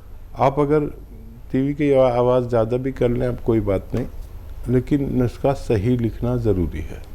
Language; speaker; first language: Hindi; native; Hindi